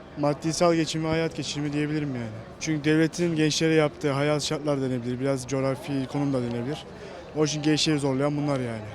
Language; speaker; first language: Turkish; native; Turkish